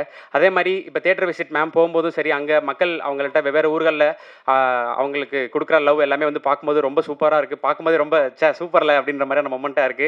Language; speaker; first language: Tamil; native; Tamil